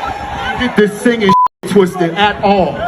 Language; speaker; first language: English; native; English